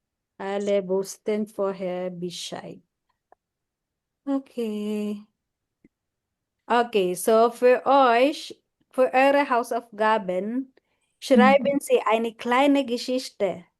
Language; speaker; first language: German; non-native, fluent; Filipino